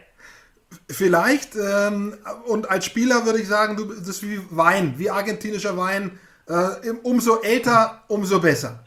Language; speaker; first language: German; native; German